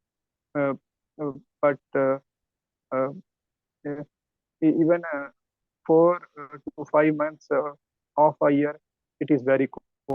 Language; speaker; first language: English; non-native, learner; Urdu